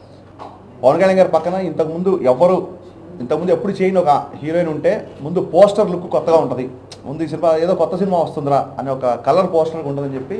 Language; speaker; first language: Telugu; native; Telugu